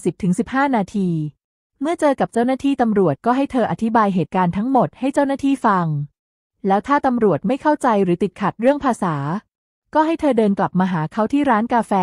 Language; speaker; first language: Thai; native; Thai